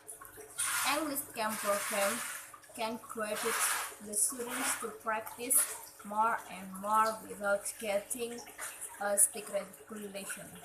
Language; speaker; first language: English; non-native, learner; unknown